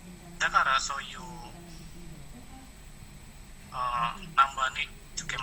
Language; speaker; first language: Japanese; non-native, learner; Indonesian